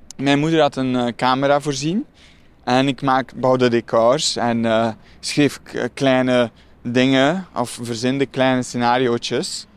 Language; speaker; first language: Dutch; native; Dutch